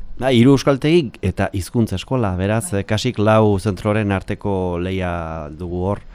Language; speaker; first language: Basque; native; Basque